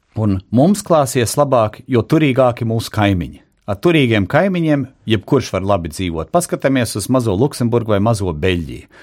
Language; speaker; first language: Latvian; early bilingual, heritage; Latvian